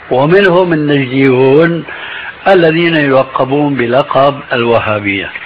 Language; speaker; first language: Arabic; early bilingual, other home language; Albanian